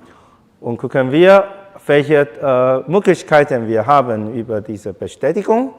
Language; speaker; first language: German; non-native, learner; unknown